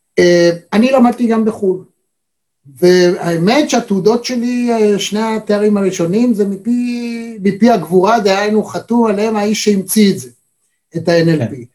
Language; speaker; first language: Hebrew; native; Hebrew